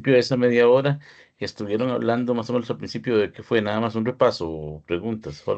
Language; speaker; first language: Spanish; native; Spanish